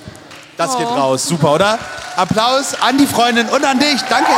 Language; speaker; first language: German; native; German